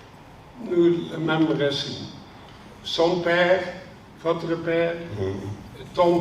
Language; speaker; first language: French; non-native, learner; Dutch